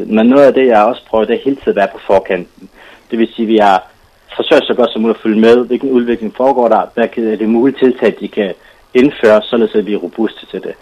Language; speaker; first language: Danish; non-native, fluent; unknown